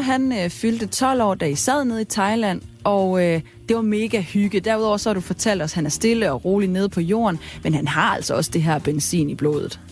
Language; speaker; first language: Danish; native; Danish